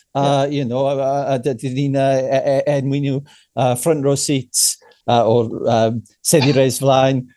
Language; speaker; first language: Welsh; non-native, local second language; English